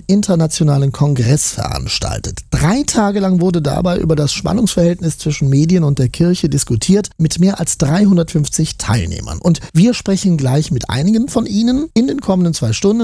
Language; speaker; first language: German; native; German